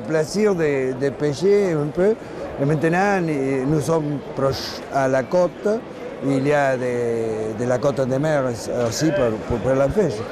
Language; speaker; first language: French; non-native, learner; Spanish